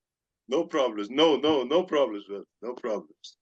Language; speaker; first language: English; non-native, learner; Portuguese